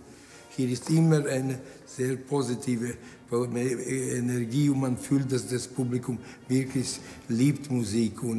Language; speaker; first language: German; non-native, fluent; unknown